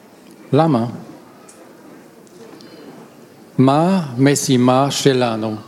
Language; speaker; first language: Hebrew; non-native, learner; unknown